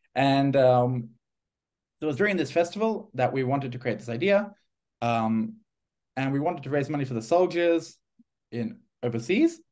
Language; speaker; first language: English; native; English